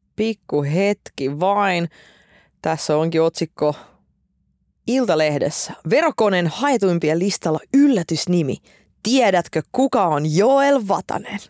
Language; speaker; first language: Finnish; early bilingual, other home language; Russian